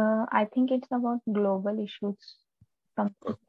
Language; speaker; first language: English; non-native, local second language; Marathi